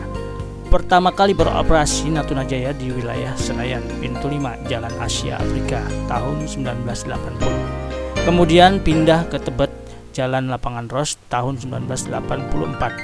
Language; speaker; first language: Indonesian; native; Indonesian